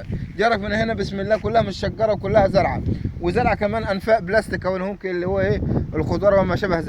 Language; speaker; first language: Arabic; native; Arabic